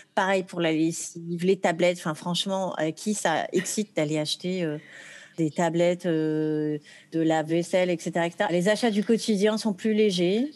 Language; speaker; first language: French; early bilingual, other home language; Arabic